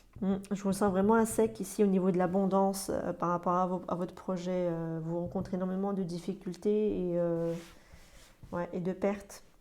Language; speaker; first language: French; native; French